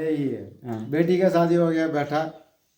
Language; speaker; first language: Hindi; non-native, local second language; Malayalam